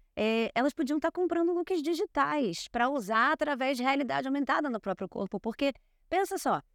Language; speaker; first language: Portuguese; native; Portuguese